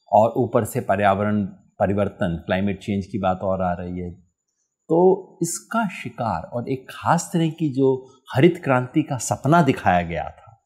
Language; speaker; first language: Hindi; native; Hindi